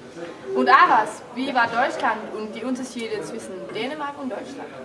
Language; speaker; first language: German; non-native, learner; Danish